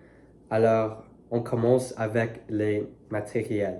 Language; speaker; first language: French; non-native, learner; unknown